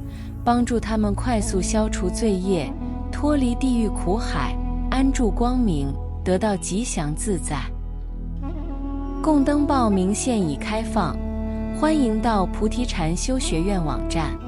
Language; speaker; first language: Chinese; native; Chinese